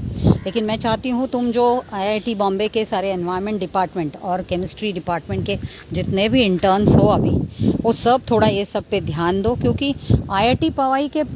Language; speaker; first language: Hindi; non-native, local second language; Marathi